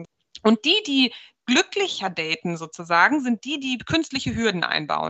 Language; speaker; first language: German; native; German